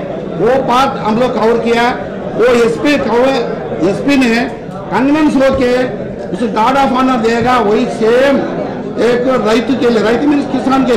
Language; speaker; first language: Hindi; non-native, local second language; Telugu